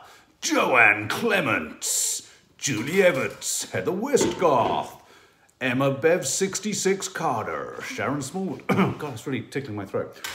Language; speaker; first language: English; native; English